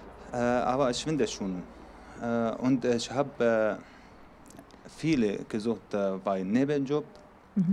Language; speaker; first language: German; non-native, learner; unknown